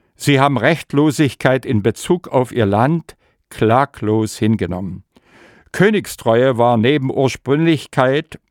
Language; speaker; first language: German; non-native, local second language; Upper Sorbian